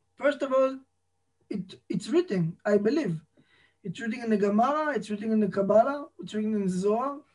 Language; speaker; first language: English; non-native, fluent; Hebrew